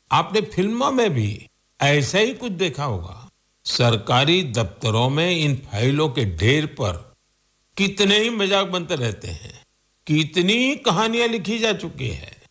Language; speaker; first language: Hindi; non-native, local second language; Gujarati